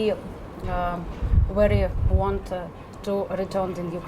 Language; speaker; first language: English; non-native, learner; Ukrainian